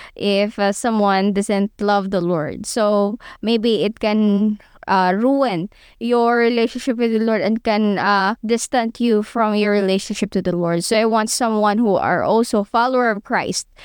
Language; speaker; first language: English; non-native, local second language; Hiligaynon